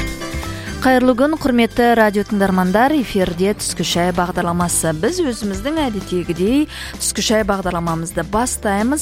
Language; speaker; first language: Kazakh; native; Kazakh